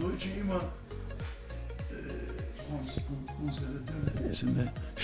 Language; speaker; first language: German; non-native, learner; Turkish